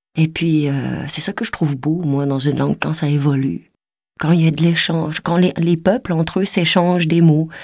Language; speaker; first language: French; native; French